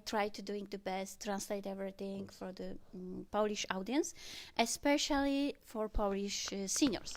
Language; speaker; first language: English; non-native, learner; Polish